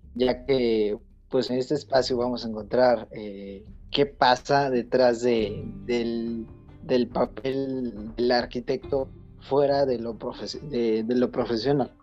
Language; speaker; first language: Spanish; native; Spanish